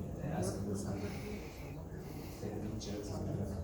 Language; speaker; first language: English; non-native, learner; Russian